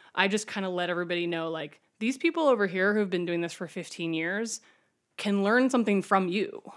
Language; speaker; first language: English; native; English